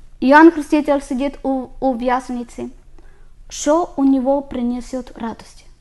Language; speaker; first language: Ukrainian; non-native, learner; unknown